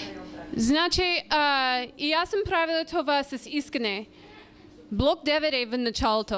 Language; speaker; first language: Bulgarian; non-native, learner; English